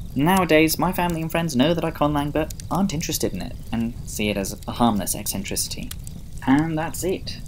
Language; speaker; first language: English; early bilingual, other home language; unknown